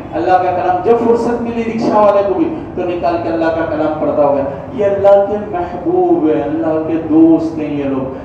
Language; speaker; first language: Urdu; native; Urdu